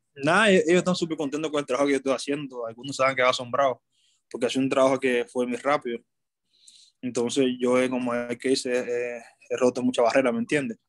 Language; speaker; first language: Spanish; native; Spanish